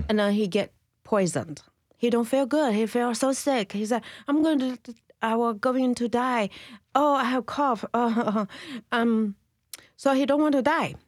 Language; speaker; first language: English; non-native, learner; Chinese